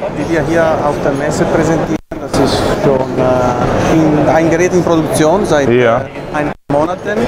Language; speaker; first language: German; non-native, learner; Italian